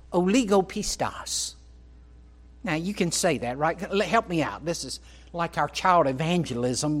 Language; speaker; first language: English; native; English